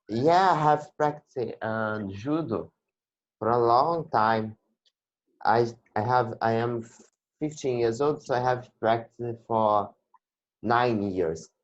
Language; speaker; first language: English; non-native, learner; Portuguese